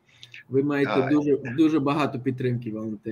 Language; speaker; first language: Ukrainian; early bilingual, heritage; Ukrainian